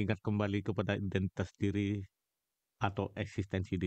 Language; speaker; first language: Indonesian; non-native, local second language; Madurese